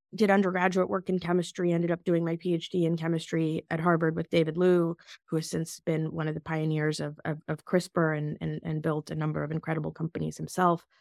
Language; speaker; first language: English; early bilingual, other home language; Russian